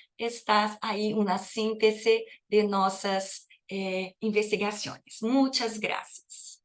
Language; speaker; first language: Spanish; non-native, fluent; Portuguese